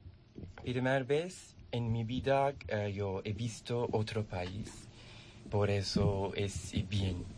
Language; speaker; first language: Spanish; non-native, learner; Turkish